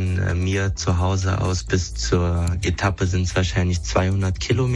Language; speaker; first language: German; native; German